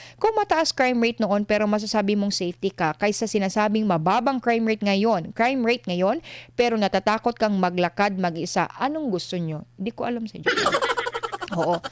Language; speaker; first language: Filipino; non-native, local second language; Cebuano